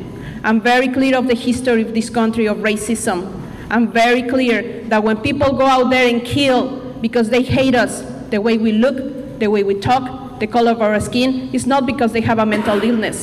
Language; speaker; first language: English; non-native, fluent; Spanish